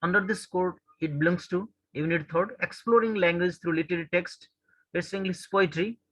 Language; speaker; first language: English; non-native, local second language; Nepali